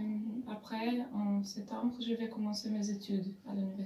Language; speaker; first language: French; non-native, fluent; Portuguese